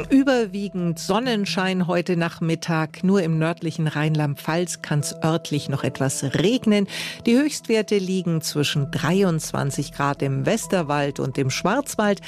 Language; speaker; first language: German; native; German